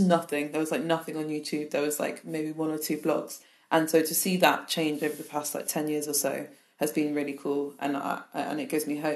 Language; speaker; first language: English; native; English